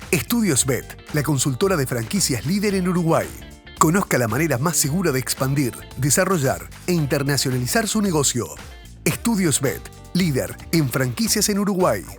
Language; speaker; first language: Spanish; native; Spanish